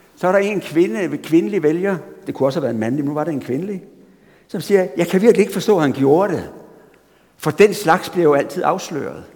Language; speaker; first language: Danish; native; Danish